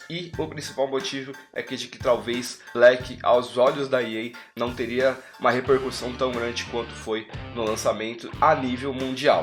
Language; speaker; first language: Portuguese; native; Portuguese